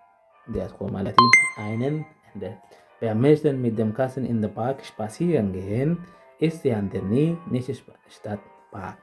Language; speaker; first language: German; non-native, fluent; Tigrinya